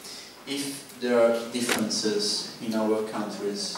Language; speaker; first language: English; non-native, learner; Italian